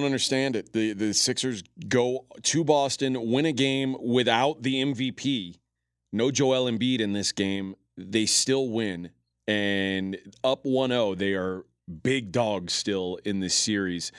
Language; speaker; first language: English; native; English